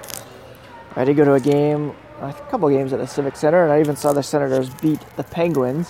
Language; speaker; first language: English; native; English